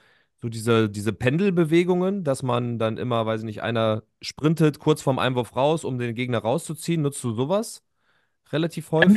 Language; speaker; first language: German; native; German